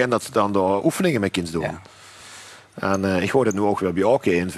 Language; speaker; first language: Dutch; native; Dutch